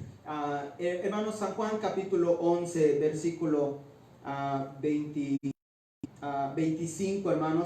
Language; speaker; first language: Spanish; native; Spanish